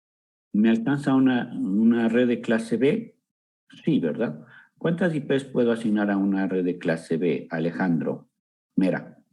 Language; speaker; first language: Spanish; native; Spanish